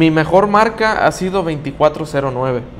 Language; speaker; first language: Spanish; native; Spanish